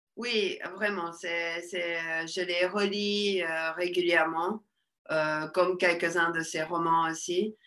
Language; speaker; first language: French; early bilingual, other home language; Spanish